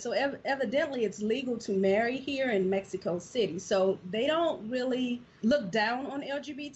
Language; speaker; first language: English; native; English